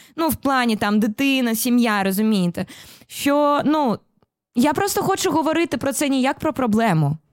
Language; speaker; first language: Ukrainian; non-native, local second language; Russian